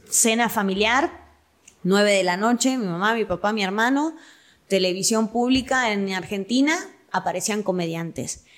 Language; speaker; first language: Spanish; native; Spanish